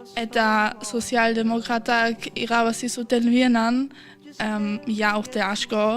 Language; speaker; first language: Basque; non-native, fluent; German